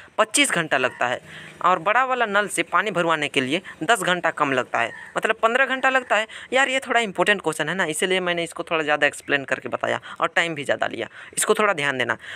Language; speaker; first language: Hindi; native; Hindi